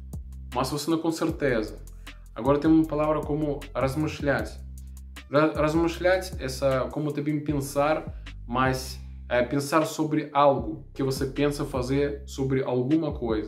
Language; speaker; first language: Portuguese; non-native, learner; Russian